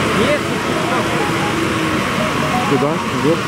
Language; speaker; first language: Russian; non-native, local second language; Ukrainian